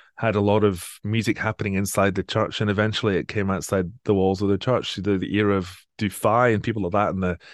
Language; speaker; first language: English; native; English